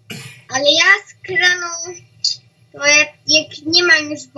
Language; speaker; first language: Polish; early bilingual, heritage; Polish